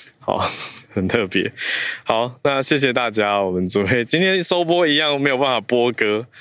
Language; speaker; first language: Chinese; native; Chinese